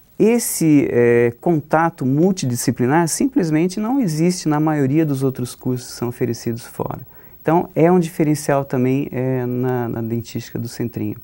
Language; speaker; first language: Portuguese; native; Portuguese